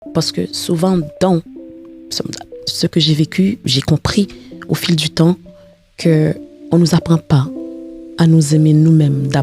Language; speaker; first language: French; non-native, local second language; Haitian Creole